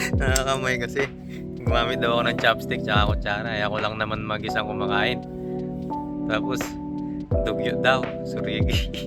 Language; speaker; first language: Filipino; non-native, local second language; Pampanga